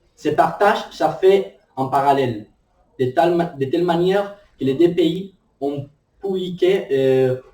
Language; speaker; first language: French; non-native, learner; Spanish